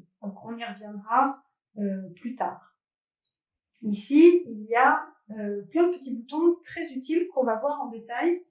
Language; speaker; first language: French; native; French